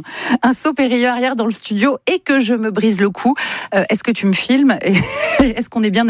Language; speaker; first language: French; native; French